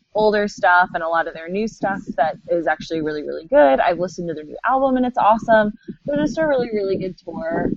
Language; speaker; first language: English; native; English